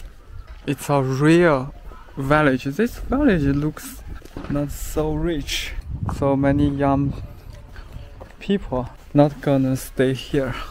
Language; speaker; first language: English; non-native, local second language; Chinese